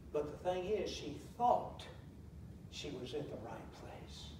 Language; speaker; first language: English; native; English